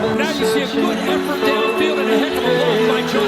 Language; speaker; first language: English; native; English